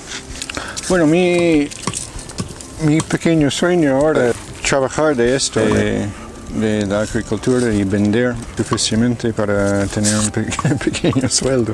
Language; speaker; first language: Spanish; non-native, fluent; English